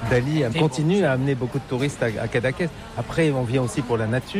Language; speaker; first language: French; native; French